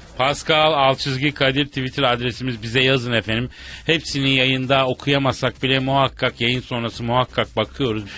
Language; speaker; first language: Turkish; native; Turkish